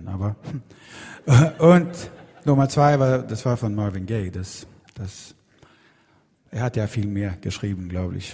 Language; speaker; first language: German; non-native, fluent; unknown